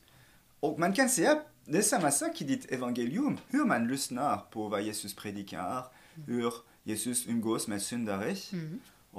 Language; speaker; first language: Swedish; non-native, fluent; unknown